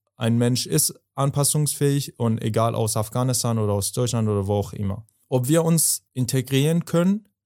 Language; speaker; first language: German; non-native, fluent; Persian